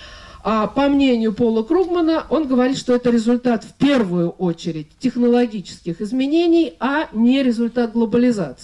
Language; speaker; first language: Russian; native; Russian